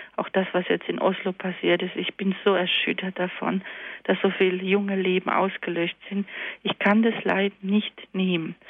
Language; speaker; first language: German; early bilingual, other home language; Croatian